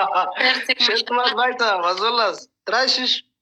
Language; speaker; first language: German; non-native, fluent; Tigrinya